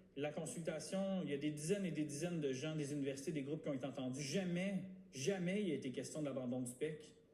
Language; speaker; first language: French; native; French